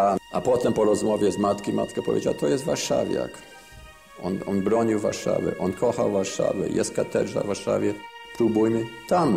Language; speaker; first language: Polish; early bilingual, heritage; Polish